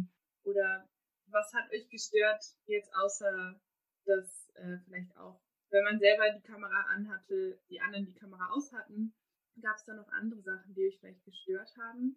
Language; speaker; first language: German; native; German